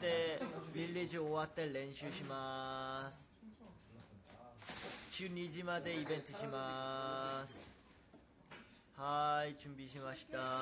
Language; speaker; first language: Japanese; non-native, learner; Korean